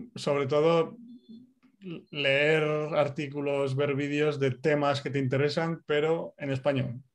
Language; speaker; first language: Spanish; native; Spanish